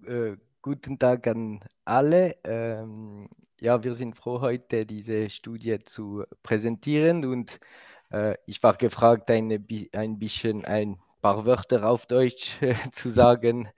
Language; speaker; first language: German; non-native, local second language; French